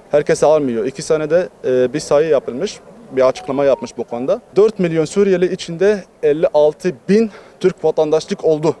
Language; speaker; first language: Turkish; non-native, fluent; Arabic